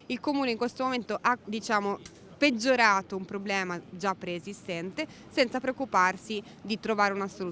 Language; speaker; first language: Italian; native; Italian